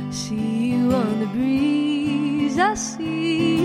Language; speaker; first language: English; native; English